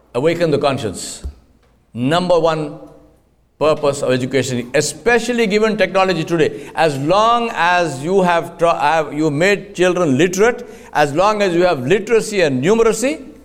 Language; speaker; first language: English; non-native, local second language; Urdu